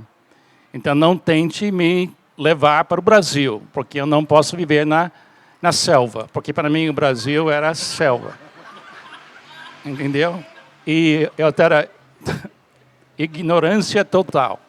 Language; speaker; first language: Portuguese; non-native, fluent; English